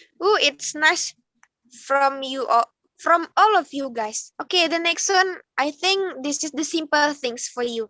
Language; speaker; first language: English; non-native, learner; Indonesian